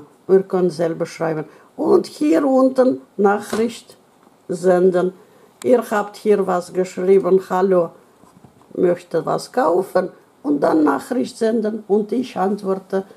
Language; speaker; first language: German; non-native, learner; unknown